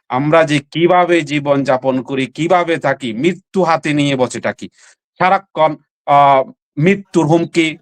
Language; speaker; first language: Bangla; non-native, local second language; Chakma